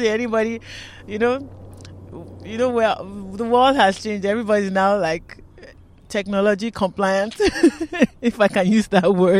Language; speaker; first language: English; non-native, local second language; Yoruba